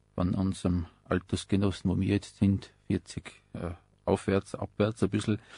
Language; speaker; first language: German; native; German